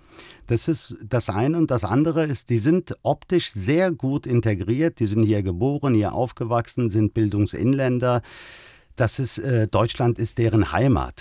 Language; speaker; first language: German; early bilingual, other home language; Turkish